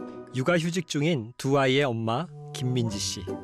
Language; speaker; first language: Korean; native; Korean